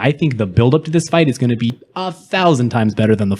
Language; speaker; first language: English; native; English